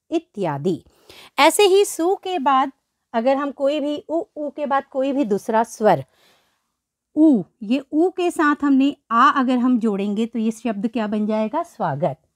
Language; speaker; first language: Hindi; native; Hindi